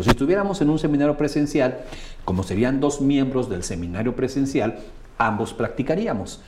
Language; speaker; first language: Spanish; native; Spanish